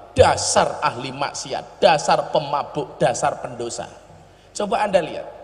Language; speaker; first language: Indonesian; non-native, local second language; Javanese